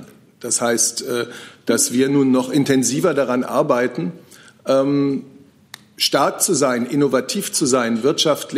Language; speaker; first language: German; native; German